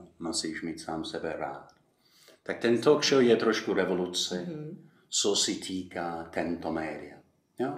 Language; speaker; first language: Czech; non-native, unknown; English